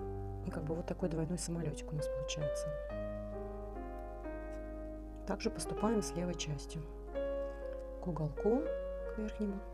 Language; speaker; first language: Russian; native; Russian